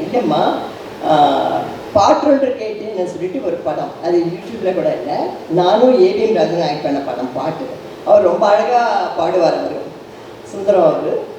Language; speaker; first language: Tamil; non-native, local second language; Telugu